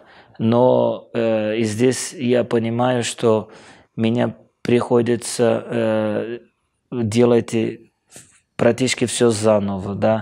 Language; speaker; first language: Russian; non-native, fluent; Portuguese